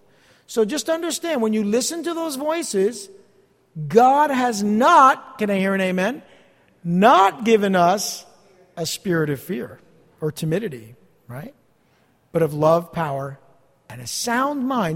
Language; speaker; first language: English; native; English